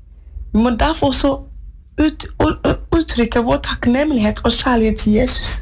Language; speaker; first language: Norwegian; non-native, fluent; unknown